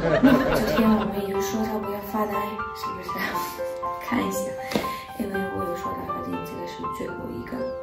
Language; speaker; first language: Chinese; non-native, learner; Ukrainian